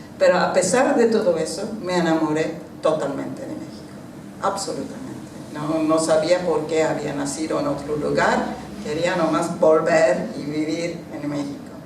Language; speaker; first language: Spanish; non-native, fluent; English